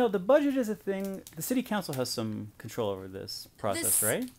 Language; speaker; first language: English; native; English